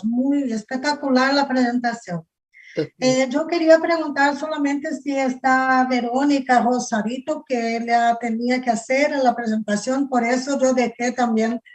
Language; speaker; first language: Spanish; non-native, fluent; Portuguese